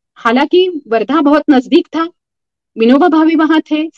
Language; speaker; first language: Hindi; non-native, local second language; Marathi